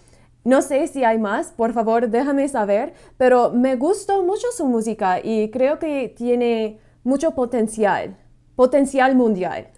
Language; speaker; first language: Spanish; non-native, fluent; English